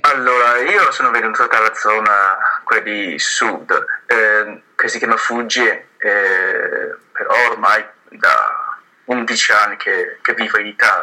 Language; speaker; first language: Italian; non-native, fluent; Chinese